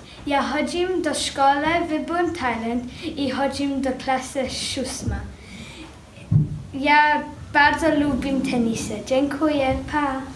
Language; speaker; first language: Polish; non-native, learner; English